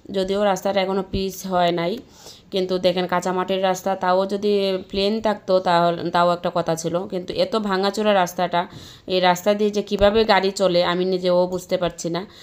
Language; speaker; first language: Bangla; native; Bangla